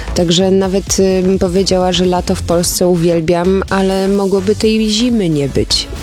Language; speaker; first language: Polish; early bilingual, heritage; Polish